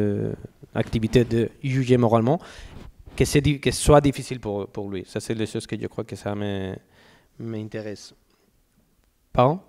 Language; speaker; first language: French; non-native, learner; Spanish